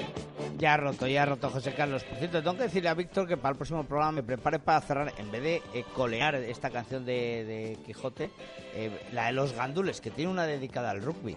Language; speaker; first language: Spanish; native; Spanish